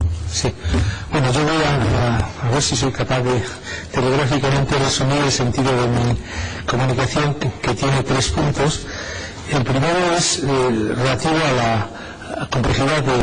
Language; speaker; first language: Spanish; native; Spanish